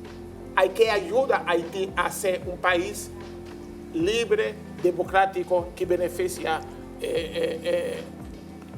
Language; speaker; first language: Spanish; non-native, learner; Haitian Creole